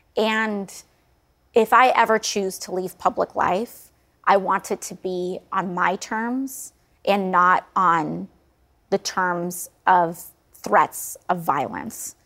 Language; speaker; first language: English; native; English